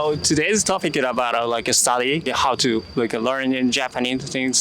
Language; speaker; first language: English; non-native, learner; Japanese